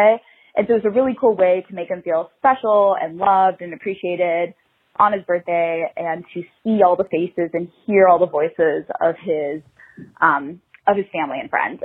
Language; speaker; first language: English; native; English